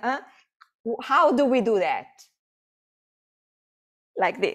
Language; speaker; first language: English; non-native, fluent; Italian